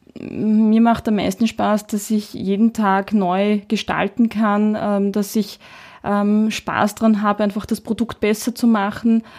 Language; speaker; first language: German; early bilingual, heritage; Czech